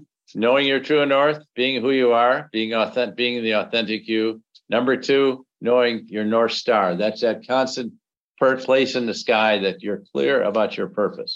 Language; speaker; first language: English; native; English